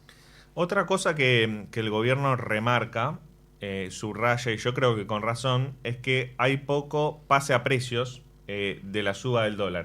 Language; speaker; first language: Spanish; native; Spanish